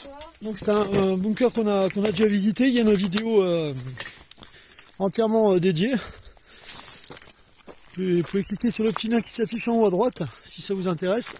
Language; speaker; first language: French; native; French